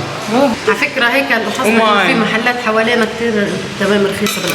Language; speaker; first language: Arabic; native; Arabic